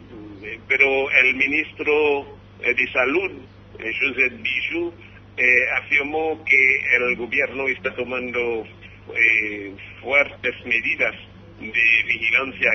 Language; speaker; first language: Spanish; non-native, fluent; Haitian Creole